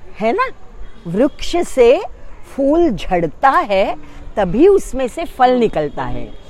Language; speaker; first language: Hindi; non-native, local second language; Marathi